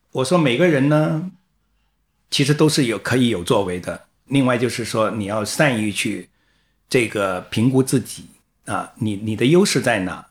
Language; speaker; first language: Chinese; native; Chinese